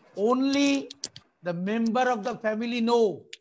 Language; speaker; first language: English; non-native, local second language; Bangla